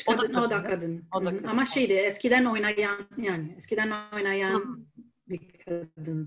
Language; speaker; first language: Turkish; non-native, fluent; Italian